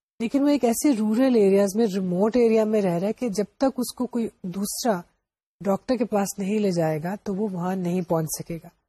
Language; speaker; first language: Urdu; native; Urdu